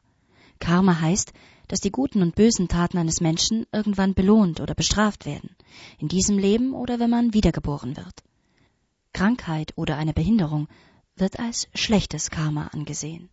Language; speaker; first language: German; native; German